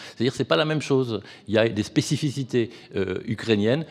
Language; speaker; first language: French; native; French